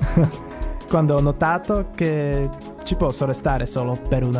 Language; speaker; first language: Italian; non-native, learner; Czech